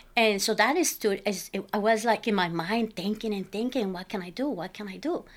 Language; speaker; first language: English; non-native, fluent; Spanish